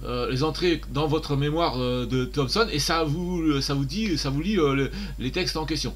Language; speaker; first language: French; native; French